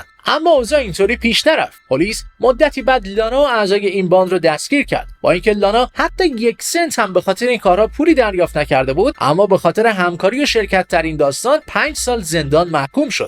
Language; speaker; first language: Persian; native; Persian